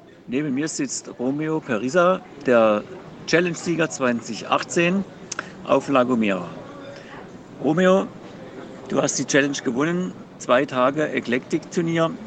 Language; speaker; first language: German; native; German